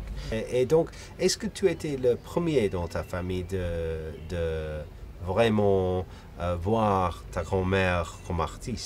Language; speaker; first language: French; non-native, fluent; English